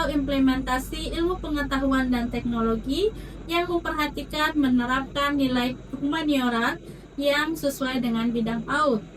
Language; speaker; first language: Indonesian; native; Indonesian